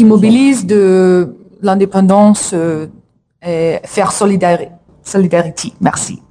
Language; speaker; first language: French; non-native, learner; English